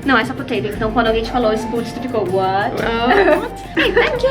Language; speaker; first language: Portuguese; native; Portuguese